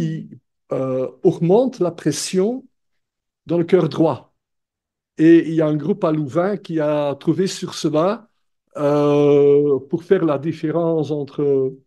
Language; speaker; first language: French; non-native, local second language; Dutch